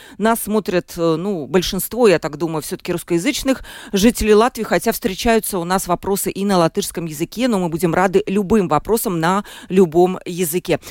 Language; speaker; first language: Russian; native; Russian